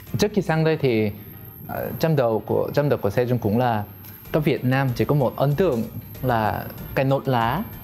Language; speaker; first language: Vietnamese; non-native, fluent; Korean